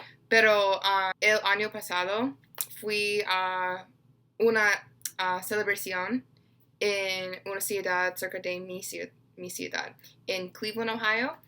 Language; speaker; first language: Spanish; non-native, learner; English